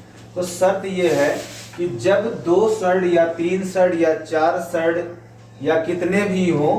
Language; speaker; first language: Hindi; native; Hindi